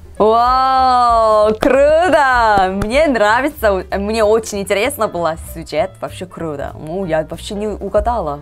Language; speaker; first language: Russian; non-native, learner; Korean